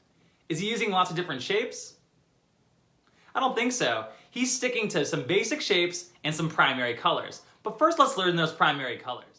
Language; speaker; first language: English; native; English